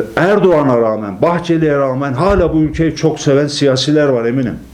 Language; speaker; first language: Turkish; native; Turkish